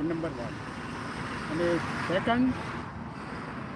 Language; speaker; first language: English; non-native, learner; Gujarati